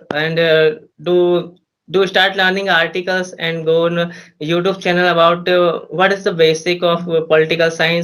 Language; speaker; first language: English; non-native, learner; Hindi